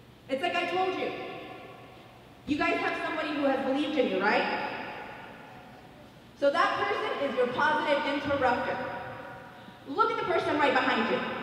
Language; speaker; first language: English; early bilingual, other home language; Spanish